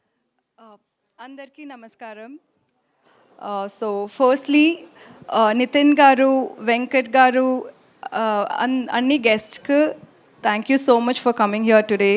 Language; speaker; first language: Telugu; non-native, learner; Tamil